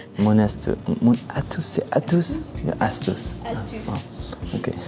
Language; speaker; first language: French; non-native, learner; Persian